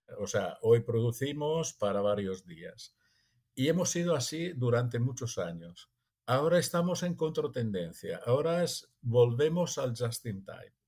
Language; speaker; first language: Spanish; non-native, fluent; Italian